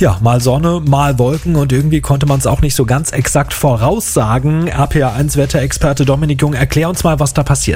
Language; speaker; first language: German; native; German